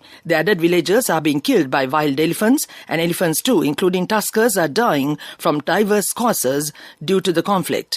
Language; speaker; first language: English; non-native, local second language; Sinhala